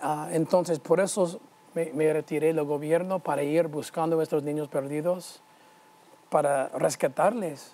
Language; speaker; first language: Spanish; non-native, fluent; English